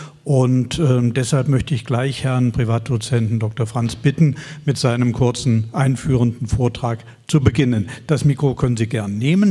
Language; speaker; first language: German; native; German